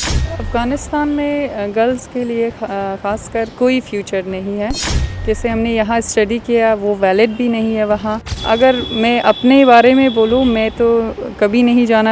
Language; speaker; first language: Hindi; non-native, fluent; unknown